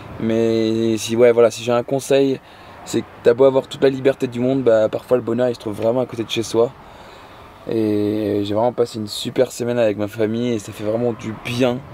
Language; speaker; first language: French; native; French